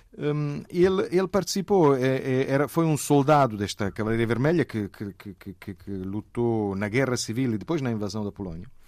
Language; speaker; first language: Portuguese; non-native, fluent; Italian